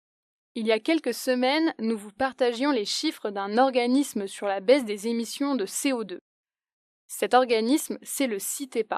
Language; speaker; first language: French; native; French